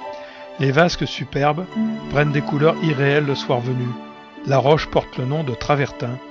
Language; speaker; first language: French; native; French